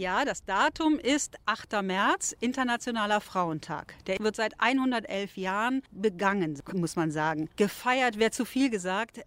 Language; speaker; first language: German; native; German